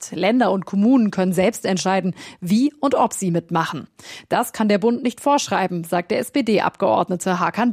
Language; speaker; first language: German; native; German